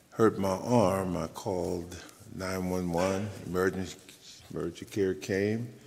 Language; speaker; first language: English; native; English